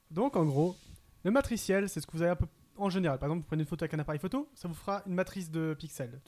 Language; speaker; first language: French; native; French